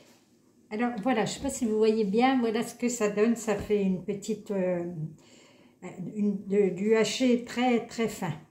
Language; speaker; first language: French; native; French